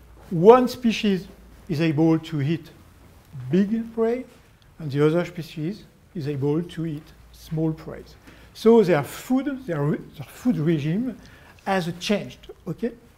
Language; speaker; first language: English; non-native, fluent; French